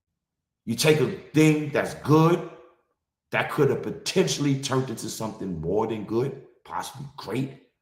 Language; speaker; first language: English; native; English